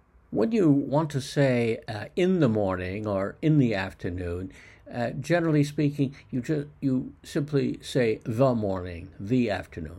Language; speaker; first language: English; native; English